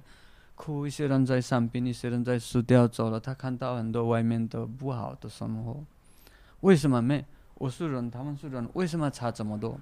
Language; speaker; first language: Chinese; non-native, fluent; Nepali